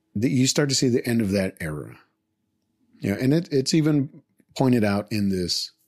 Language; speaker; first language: English; native; English